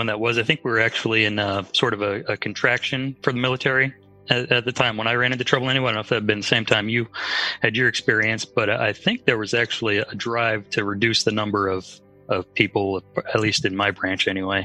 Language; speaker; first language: English; native; English